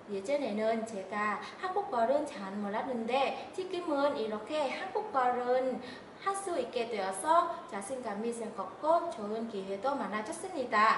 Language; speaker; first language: Korean; non-native, learner; Vietnamese